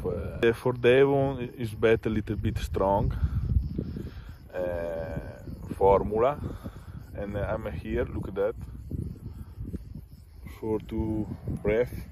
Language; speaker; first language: English; non-native, learner; Italian